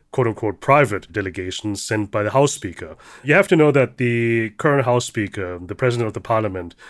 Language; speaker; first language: English; early bilingual, heritage; German